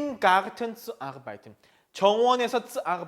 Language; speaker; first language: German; non-native, fluent; Korean